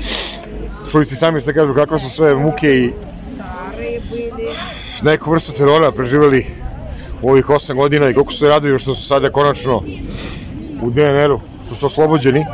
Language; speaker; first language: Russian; non-native, learner; Serbian